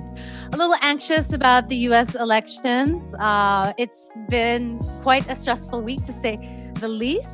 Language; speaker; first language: English; non-native, local second language; Filipino